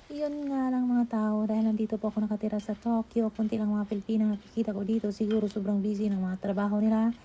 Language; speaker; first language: Filipino; non-native, local second language; Cebuano